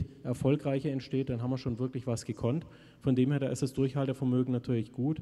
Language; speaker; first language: German; native; German